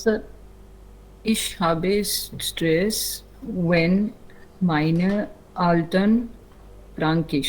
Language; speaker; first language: German; non-native, learner; Hindi